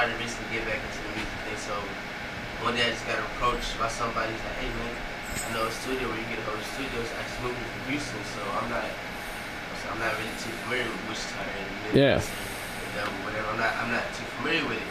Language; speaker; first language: English; native; English